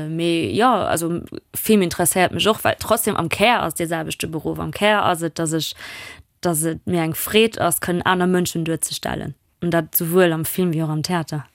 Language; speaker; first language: Luxembourgish; non-native, local second language; German